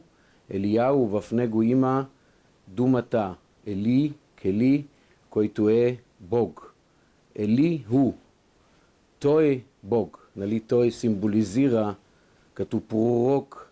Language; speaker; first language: Bulgarian; non-native, fluent; Hebrew